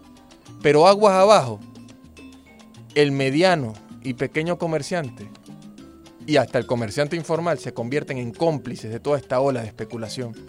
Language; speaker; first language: Spanish; native; Spanish